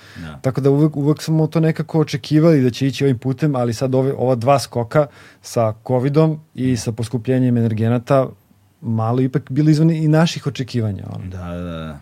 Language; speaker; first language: Serbian; native; Serbian